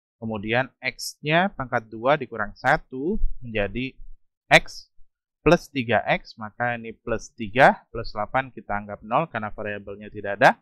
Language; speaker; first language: Indonesian; native; Indonesian